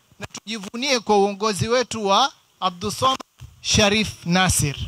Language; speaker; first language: Swahili; native; Swahili